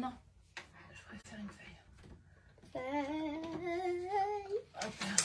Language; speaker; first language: French; native; French